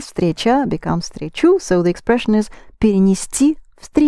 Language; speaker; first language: Russian; non-native, fluent; English